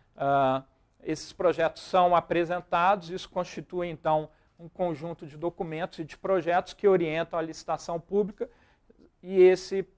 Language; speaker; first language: Portuguese; native; Portuguese